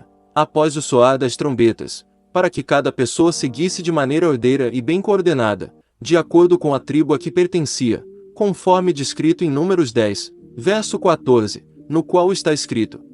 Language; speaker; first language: Portuguese; native; Portuguese